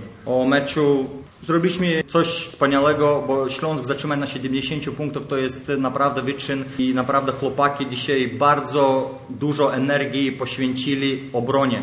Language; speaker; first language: Polish; non-native, fluent; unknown